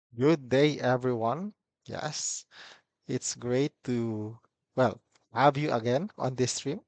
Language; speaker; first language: English; non-native, local second language; Filipino